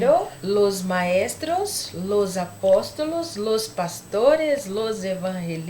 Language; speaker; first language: Spanish; non-native, learner; Portuguese